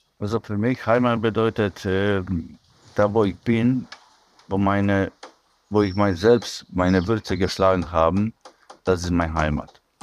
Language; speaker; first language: German; non-native, fluent; Polish